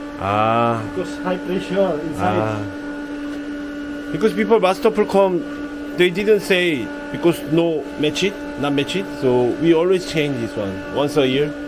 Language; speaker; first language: English; non-native, learner; Korean